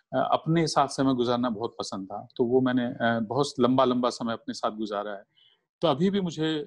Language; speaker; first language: Hindi; native; Hindi